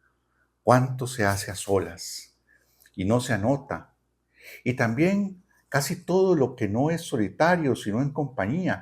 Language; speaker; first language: Spanish; native; Spanish